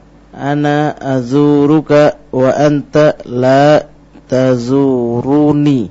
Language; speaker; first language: Arabic; non-native, learner; Indonesian